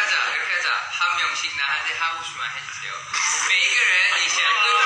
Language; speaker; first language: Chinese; non-native, learner; Thai